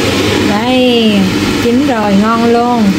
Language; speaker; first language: Vietnamese; native; Vietnamese